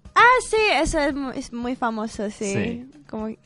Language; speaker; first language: Spanish; non-native, fluent; English